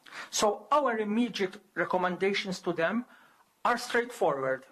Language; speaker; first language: English; non-native, local second language; Maltese